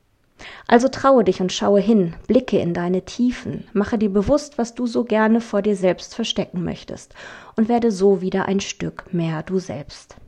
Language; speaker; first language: German; native; German